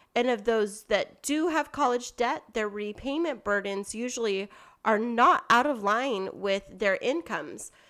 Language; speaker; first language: English; native; English